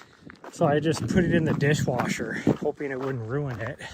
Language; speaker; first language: English; native; English